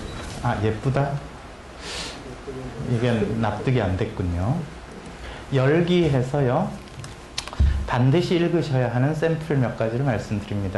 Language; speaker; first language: Korean; native; Korean